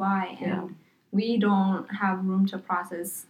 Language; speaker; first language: English; non-native, fluent; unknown